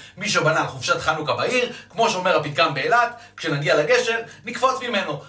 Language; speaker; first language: Hebrew; native; Hebrew